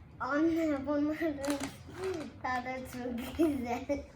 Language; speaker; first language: Turkish; early bilingual, heritage; Turkish